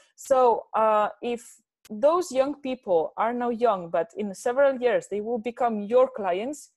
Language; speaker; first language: English; non-native, fluent; Spanish